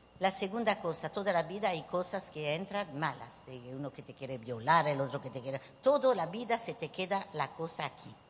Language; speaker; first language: Spanish; early bilingual, heritage; Spanish